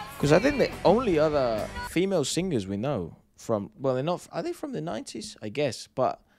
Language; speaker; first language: English; non-native, fluent; Spanish